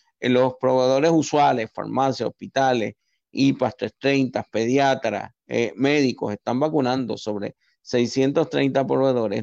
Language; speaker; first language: Spanish; native; Spanish